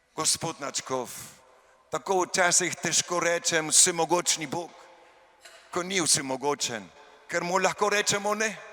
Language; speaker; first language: Slovenian; early bilingual, heritage; Slovenian